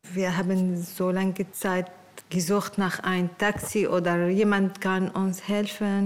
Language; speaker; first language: German; non-native, learner; Arabic